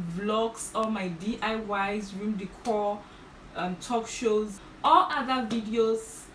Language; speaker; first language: English; non-native, local second language; Akan